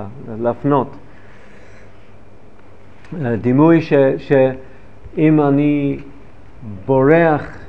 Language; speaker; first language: Hebrew; non-native, fluent; English